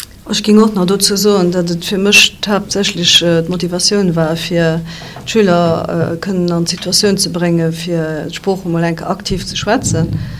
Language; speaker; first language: German; non-native, local second language; Luxembourgish